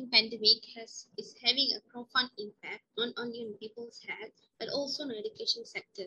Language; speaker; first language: English; non-native, local second language; Malay